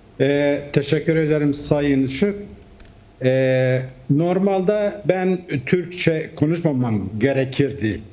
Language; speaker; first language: Turkish; non-native, local second language; Kurdish